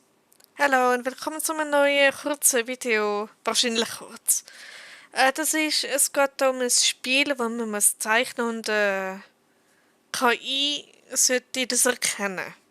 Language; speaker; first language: German; native; German